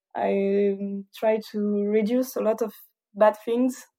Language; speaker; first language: English; non-native, fluent; French